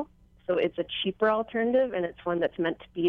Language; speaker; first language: English; native; English